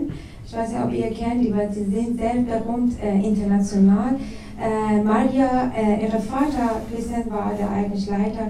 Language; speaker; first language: German; non-native, learner; Persian